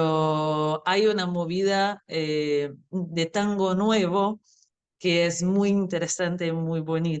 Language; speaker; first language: Spanish; non-native, fluent; Portuguese